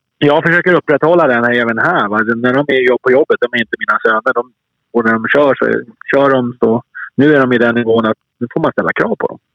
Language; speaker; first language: Swedish; native; Swedish